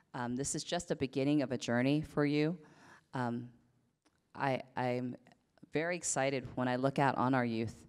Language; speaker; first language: English; native; English